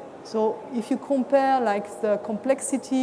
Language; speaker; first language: English; non-native, fluent; French